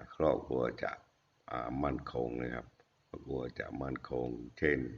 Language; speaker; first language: Thai; native; Thai